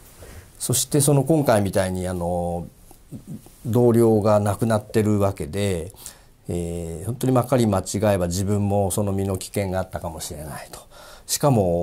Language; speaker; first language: Japanese; native; Japanese